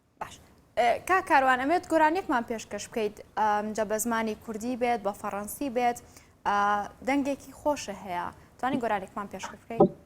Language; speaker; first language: Central Kurdish; native; Central Kurdish